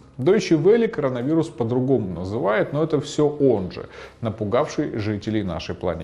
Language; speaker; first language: Russian; native; Russian